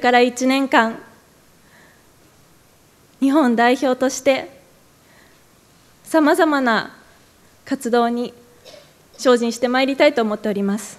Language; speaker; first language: Japanese; native; Japanese